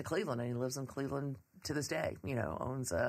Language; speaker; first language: English; native; English